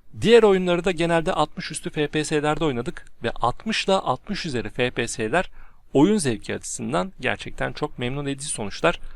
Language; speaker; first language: Turkish; native; Turkish